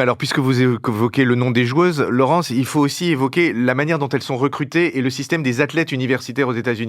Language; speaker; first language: French; native; French